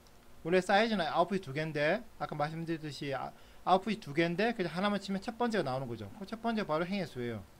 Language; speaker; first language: Korean; native; Korean